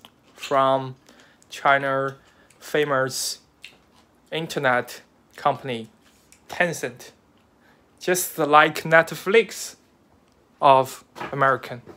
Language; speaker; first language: English; non-native, learner; Chinese